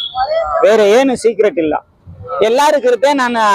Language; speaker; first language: Kannada; non-native, local second language; Tamil